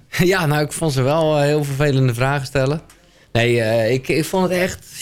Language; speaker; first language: Dutch; native; Dutch